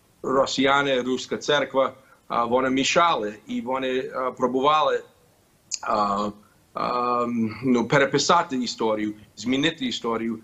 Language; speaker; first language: Ukrainian; early bilingual, heritage; Ukrainian